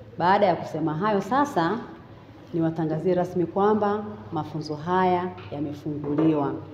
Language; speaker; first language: Swahili; native; Swahili